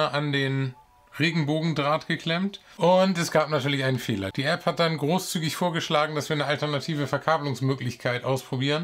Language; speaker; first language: German; native; German